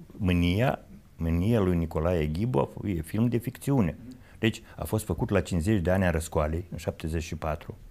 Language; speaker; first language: Romanian; native; Romanian